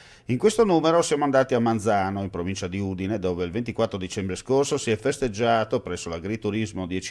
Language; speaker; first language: Italian; native; Italian